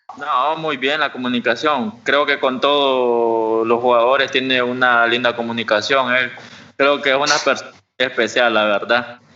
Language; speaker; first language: Spanish; native; Spanish